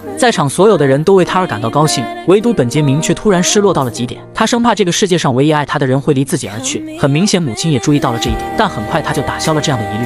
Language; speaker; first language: Chinese; native; Chinese